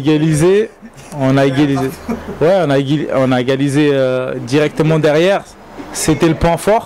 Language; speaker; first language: French; native; French